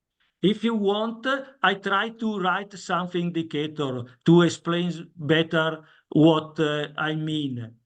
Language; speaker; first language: English; non-native, learner; Italian